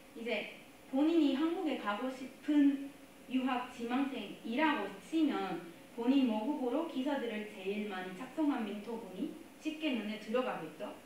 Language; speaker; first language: Korean; non-native, fluent; Spanish